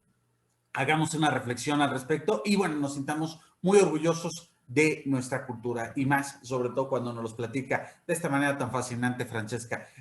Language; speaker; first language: Spanish; native; Spanish